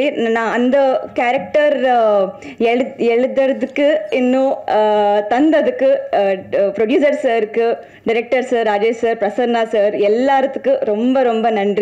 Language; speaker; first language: Tamil; non-native, learner; Telugu